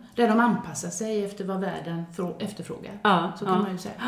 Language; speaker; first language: Swedish; native; Swedish